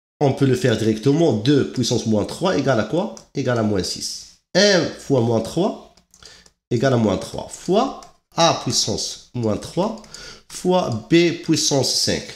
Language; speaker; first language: French; non-native, local second language; Arabic